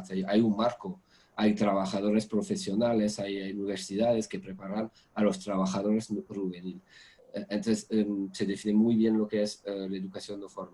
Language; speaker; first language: Spanish; non-native, fluent; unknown